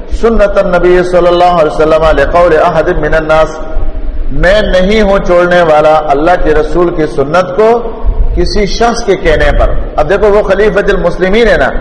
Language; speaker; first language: Urdu; non-native, local second language; Pashto